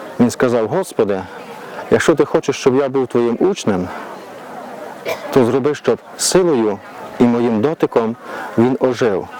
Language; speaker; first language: Ukrainian; native; Ukrainian